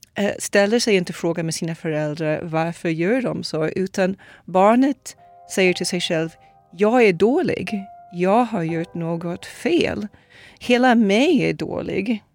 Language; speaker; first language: Swedish; non-native, fluent; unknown